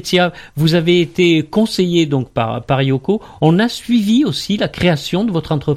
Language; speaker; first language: French; native; French